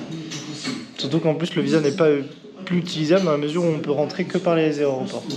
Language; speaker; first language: French; native; French